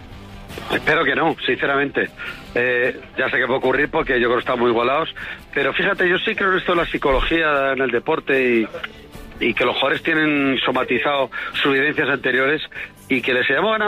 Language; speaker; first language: Spanish; native; Spanish